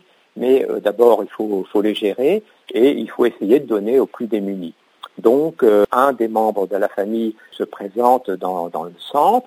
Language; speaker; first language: French; native; French